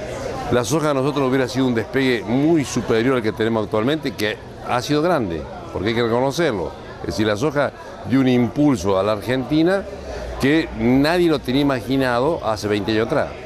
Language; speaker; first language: Spanish; native; Spanish